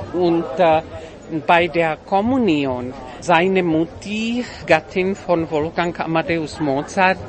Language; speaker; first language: German; non-native, fluent; Czech